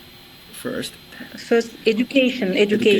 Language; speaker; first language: English; non-native, learner; Kazakh